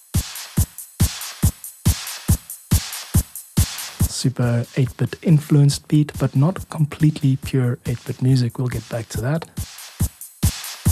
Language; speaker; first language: English; native; English